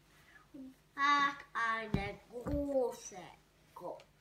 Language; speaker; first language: German; non-native, learner; Hungarian